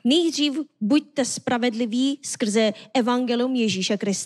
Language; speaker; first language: Czech; non-native, learner; Korean